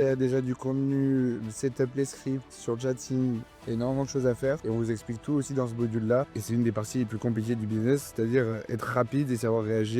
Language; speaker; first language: French; native; French